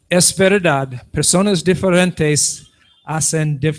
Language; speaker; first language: Spanish; non-native, learner; English